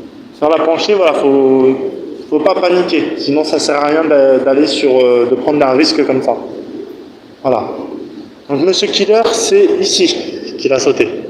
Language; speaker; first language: French; native; French